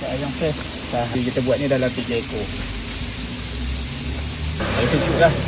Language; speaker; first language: Malay; native; Malay